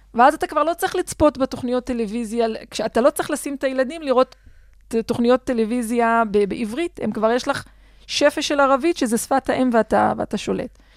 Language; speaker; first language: Hebrew; non-native, local second language; Adyghe